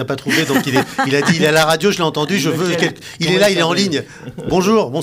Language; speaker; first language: French; native; French